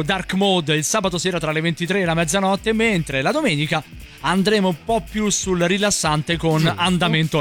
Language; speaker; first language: Italian; native; Italian